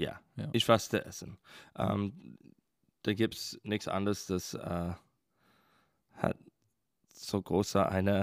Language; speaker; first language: German; non-native, fluent; English